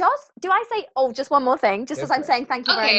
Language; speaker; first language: English; native; English